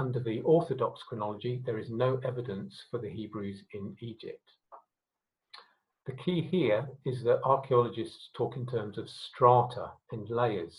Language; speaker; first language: English; native; English